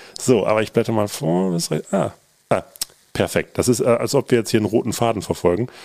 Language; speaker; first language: German; native; German